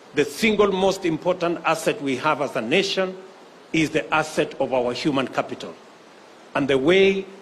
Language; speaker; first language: English; non-native, local second language; Kalenjin